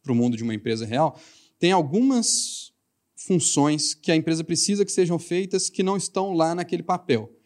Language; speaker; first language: Portuguese; native; Portuguese